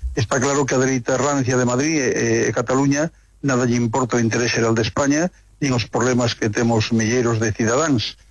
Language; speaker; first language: Galician; native; Galician